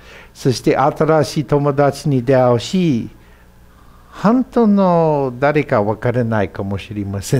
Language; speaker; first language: Japanese; non-native, fluent; English